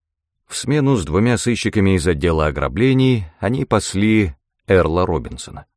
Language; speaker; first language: Russian; native; Russian